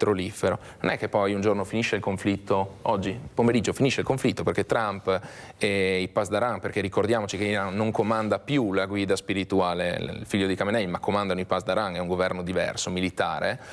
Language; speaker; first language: Italian; native; Italian